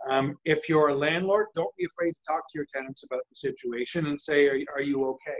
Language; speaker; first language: English; native; English